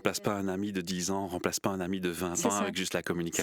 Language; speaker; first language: French; native; French